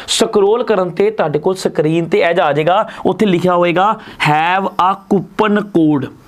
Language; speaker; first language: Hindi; non-native, local second language; Punjabi